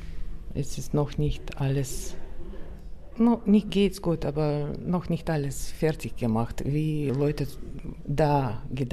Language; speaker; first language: German; non-native, learner; Russian